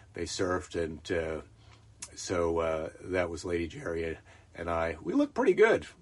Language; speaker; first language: English; native; English